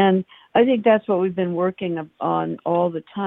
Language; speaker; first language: English; native; English